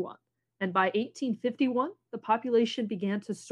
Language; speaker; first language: English; native; English